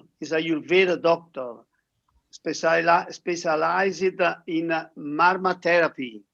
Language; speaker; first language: English; non-native, learner; Italian